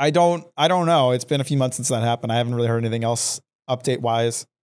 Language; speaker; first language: English; native; English